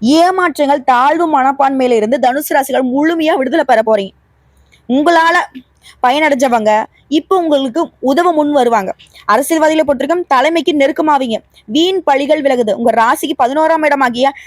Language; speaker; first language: Tamil; native; Tamil